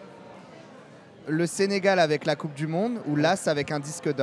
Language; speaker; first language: French; native; French